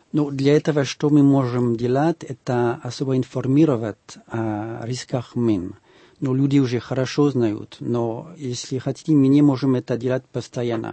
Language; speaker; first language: Russian; non-native, fluent; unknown